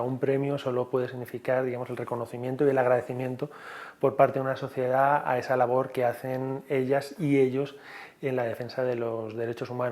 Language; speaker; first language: Spanish; native; Spanish